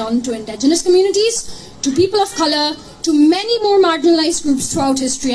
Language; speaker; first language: English; non-native, local second language; Bangla